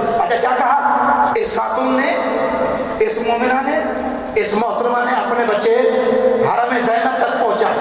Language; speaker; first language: Urdu; non-native, local second language; Sindhi